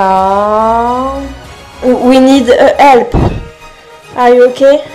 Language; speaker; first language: English; non-native, learner; French